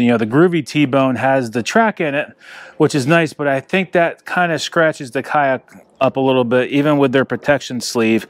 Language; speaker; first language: English; native; English